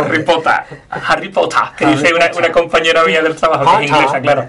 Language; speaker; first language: Spanish; native; Spanish